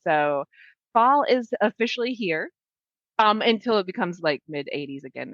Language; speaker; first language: English; native; English